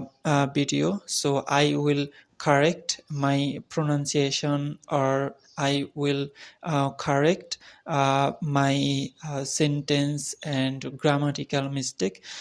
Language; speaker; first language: English; non-native, learner; Bangla